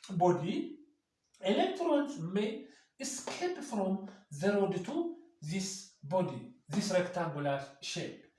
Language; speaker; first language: English; non-native, local second language; Amharic